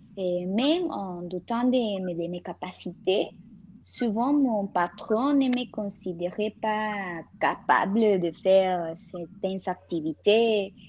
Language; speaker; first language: French; non-native, learner; Spanish